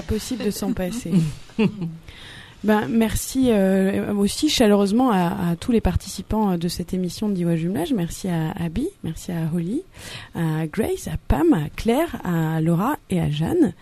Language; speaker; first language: French; native; French